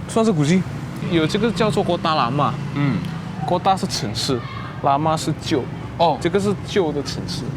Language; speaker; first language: Chinese; non-native, fluent; Javanese